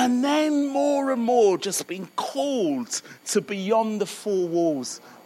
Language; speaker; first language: English; native; English